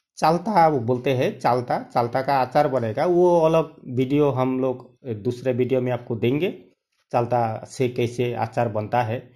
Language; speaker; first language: Hindi; non-native, local second language; Bangla